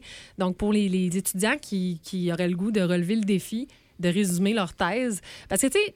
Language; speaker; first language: French; native; French